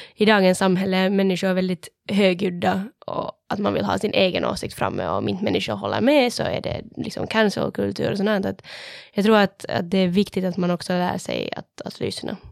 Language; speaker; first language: Swedish; native; Swedish